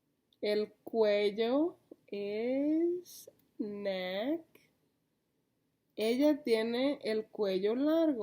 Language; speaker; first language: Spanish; early bilingual, heritage; Spanish